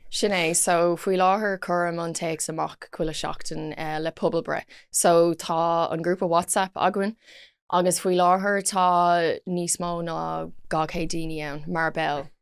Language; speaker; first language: Irish; non-native, local second language; English